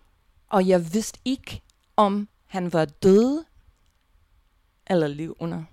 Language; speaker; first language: Danish; non-native, fluent; English